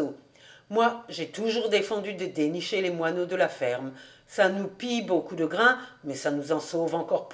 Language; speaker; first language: French; native; French